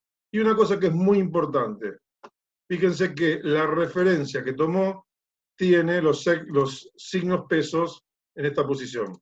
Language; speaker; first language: Spanish; native; Spanish